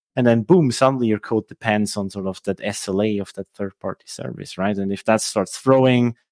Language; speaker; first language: English; non-native, fluent; Swiss German